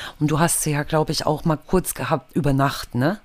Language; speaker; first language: German; native; German